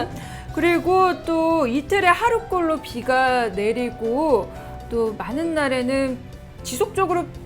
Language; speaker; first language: Korean; native; Korean